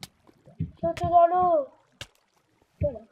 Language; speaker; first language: French; native; French